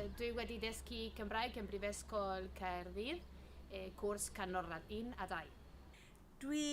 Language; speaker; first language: Welsh; non-native, learner; Spanish